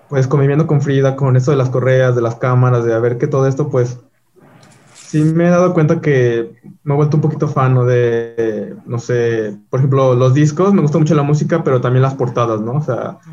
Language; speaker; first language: Spanish; native; Spanish